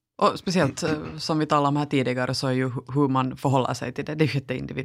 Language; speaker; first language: Swedish; native; Swedish